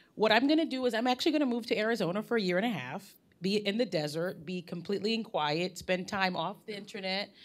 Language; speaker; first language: English; native; English